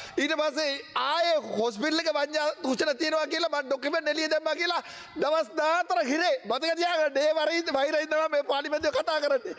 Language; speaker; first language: Sinhala; non-native, local second language; Tamil